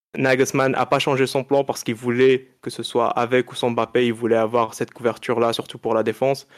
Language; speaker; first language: French; non-native, local second language; Arabic